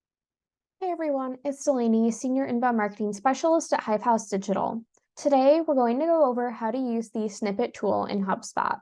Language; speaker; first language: English; native; English